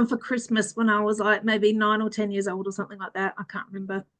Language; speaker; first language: English; early bilingual, other home language; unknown